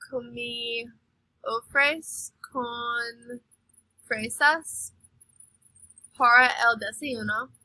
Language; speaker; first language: Spanish; non-native, learner; English